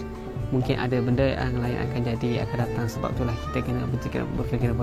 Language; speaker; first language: Malay; native; Malay